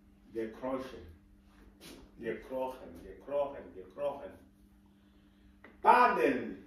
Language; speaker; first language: German; non-native, fluent; French